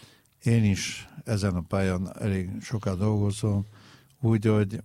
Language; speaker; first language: Hungarian; non-native, fluent; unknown